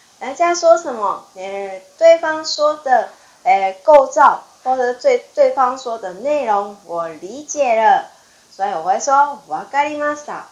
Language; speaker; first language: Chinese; non-native, fluent; Japanese